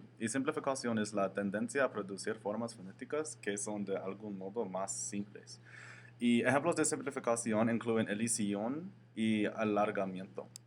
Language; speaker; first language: Spanish; non-native, learner; English